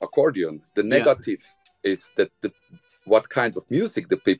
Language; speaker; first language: English; non-native, fluent; Bosnian